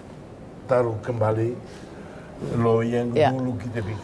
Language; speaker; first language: Indonesian; non-native, fluent; Tetum